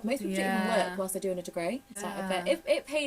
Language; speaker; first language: English; native; English